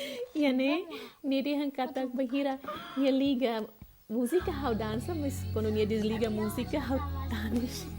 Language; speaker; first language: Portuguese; non-native, local second language; Tetum